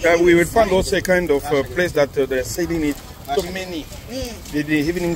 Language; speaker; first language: English; non-native, learner; Lingala